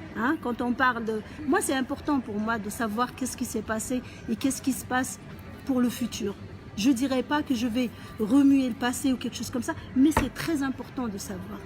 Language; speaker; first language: French; non-native, local second language; Arabic